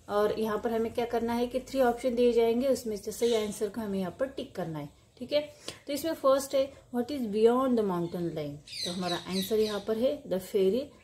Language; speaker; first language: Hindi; non-native, local second language; Marathi